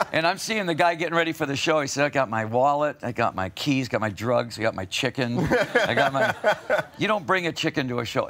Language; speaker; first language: English; native; English